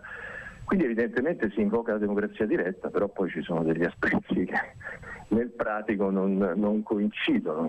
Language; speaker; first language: Italian; native; Italian